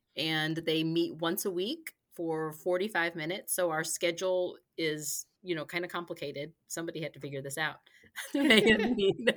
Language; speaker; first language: English; native; English